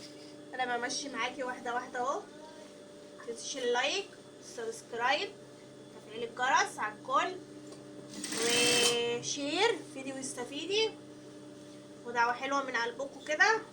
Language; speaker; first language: Arabic; native; Arabic